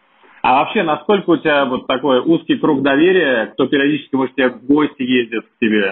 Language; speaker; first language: Russian; native; Russian